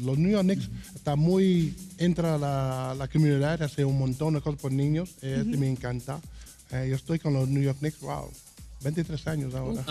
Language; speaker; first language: Spanish; non-native, learner; English